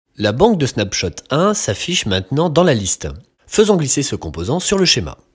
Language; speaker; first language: French; native; French